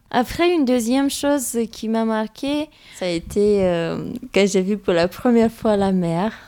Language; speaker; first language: French; non-native, fluent; Romanian